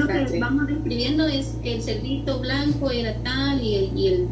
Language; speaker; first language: Spanish; native; Spanish